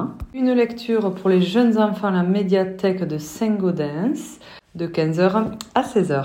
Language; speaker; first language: French; native; French